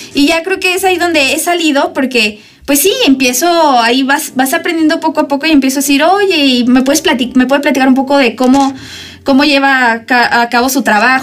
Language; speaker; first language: Spanish; native; Spanish